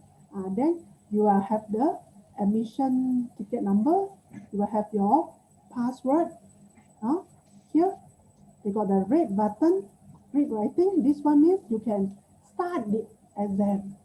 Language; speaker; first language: English; non-native, local second language; Chinese